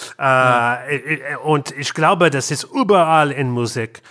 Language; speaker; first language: German; non-native, learner; English